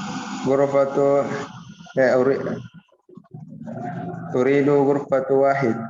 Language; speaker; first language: Arabic; non-native, fluent; Indonesian